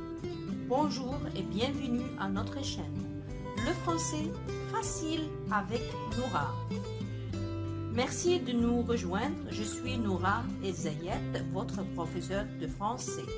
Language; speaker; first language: French; non-native, fluent; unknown